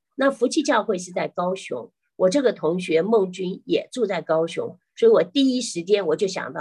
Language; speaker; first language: Chinese; native; Chinese